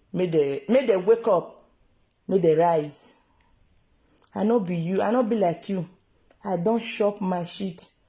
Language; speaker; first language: Nigerian Pidgin; non-native, local second language; Yoruba